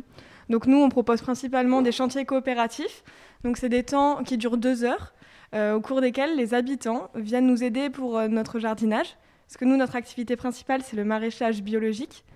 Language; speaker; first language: French; native; French